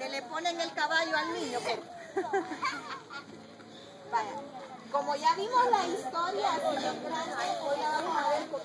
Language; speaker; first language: Spanish; native; Spanish